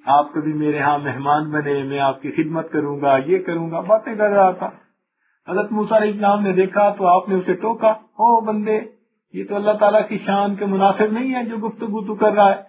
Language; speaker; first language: Urdu; non-native, local second language; Punjabi